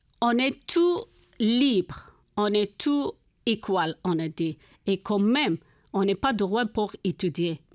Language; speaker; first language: French; non-native, learner; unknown